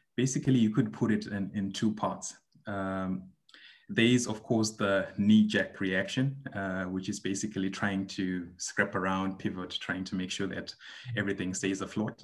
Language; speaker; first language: English; non-native, local second language; Shona